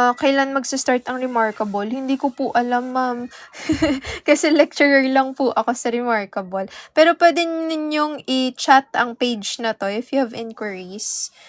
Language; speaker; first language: Filipino; non-native, local second language; Hiligaynon